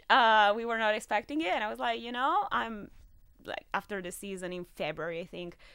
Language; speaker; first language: English; non-native, fluent; Italian